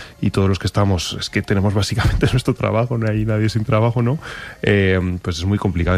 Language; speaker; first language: Spanish; native; Spanish